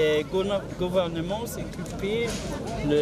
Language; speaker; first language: French; non-native, learner; German